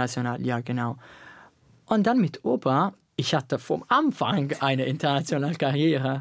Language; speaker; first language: German; non-native, fluent; Italian